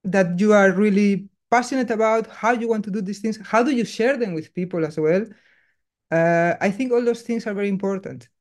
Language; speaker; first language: English; non-native, fluent; Spanish